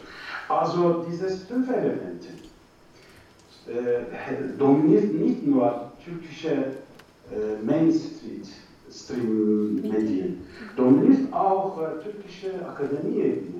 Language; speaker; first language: German; non-native, learner; Turkish